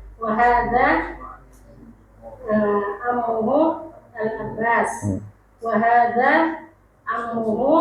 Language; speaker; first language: Arabic; non-native, learner; Indonesian